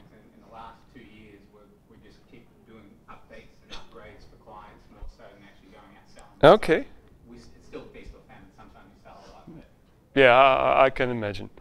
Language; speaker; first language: English; non-native, fluent; Polish